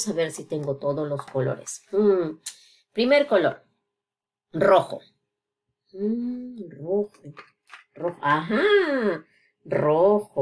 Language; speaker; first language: Spanish; non-native, fluent; English